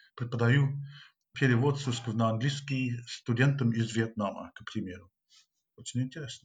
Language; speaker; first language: Russian; non-native, fluent; English